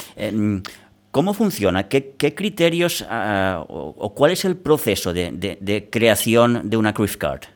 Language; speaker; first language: Spanish; non-native, local second language; Catalan